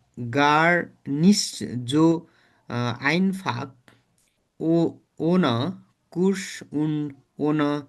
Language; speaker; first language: German; non-native, learner; Nepali